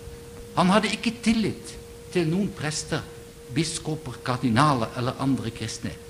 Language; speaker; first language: Norwegian; non-native, fluent; Dutch